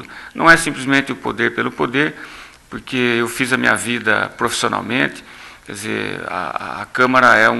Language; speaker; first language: Portuguese; native; Portuguese